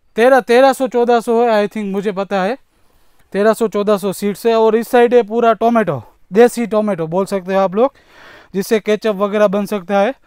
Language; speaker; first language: Hindi; non-native, local second language; Gujarati